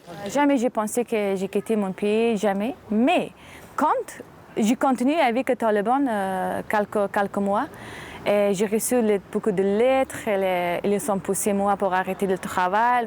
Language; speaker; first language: French; non-native, learner; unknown